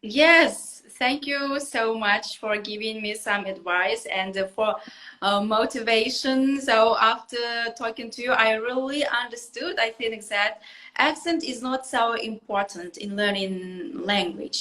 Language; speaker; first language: English; non-native, fluent; Kazakh